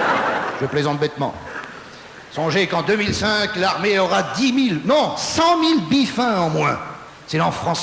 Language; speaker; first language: French; native; French